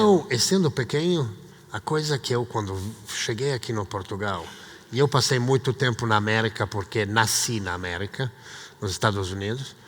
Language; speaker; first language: Portuguese; non-native, fluent; Italian